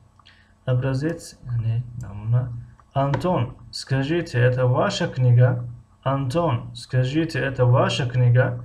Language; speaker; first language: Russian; non-native, fluent; Tajik